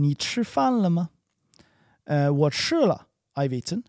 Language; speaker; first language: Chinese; non-native, fluent; English